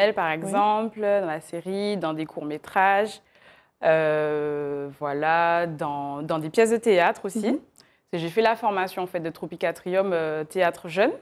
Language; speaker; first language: French; native; French